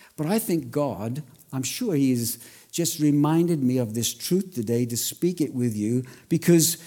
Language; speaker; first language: English; native; English